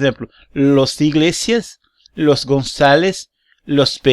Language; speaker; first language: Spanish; non-native, learner; Portuguese